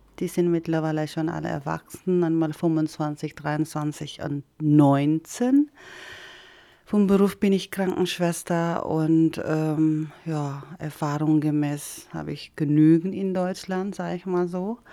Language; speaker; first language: German; non-native, fluent; Filipino